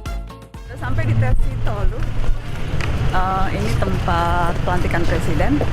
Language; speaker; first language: Indonesian; native; Indonesian